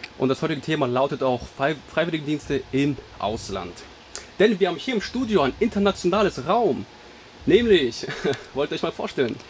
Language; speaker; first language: German; native; German